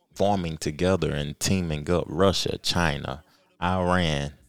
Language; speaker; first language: English; native; English